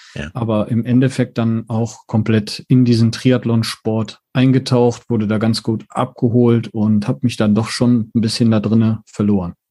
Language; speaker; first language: German; native; German